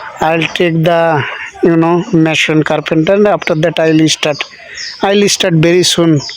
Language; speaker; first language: English; non-native, learner; Bangla